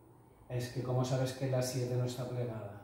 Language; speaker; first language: Spanish; native; Spanish